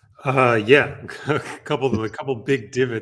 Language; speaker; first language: English; native; English